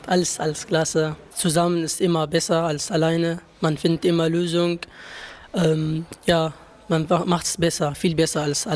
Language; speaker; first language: German; non-native, learner; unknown